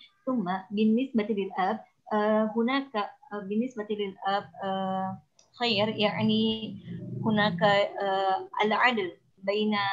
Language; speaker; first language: Arabic; non-native, learner; Indonesian